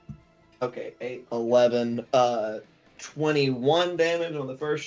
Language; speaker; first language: English; native; English